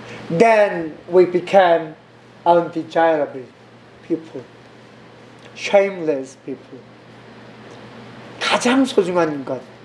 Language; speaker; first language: English; non-native, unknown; Korean